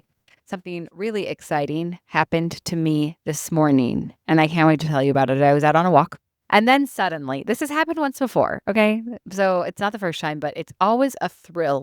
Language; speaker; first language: English; native; English